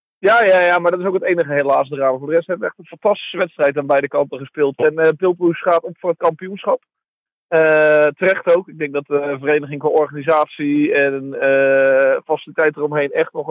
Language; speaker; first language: Dutch; native; Dutch